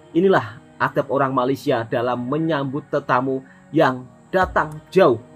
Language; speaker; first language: Indonesian; native; Indonesian